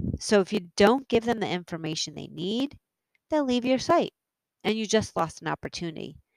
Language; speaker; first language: English; native; English